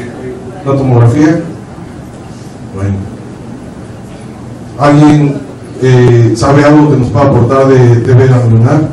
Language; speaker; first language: Spanish; native; Spanish